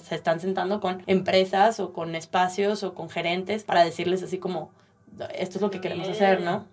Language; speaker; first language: Spanish; native; Spanish